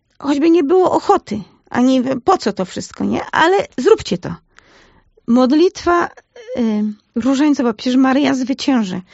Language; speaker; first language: Polish; native; Polish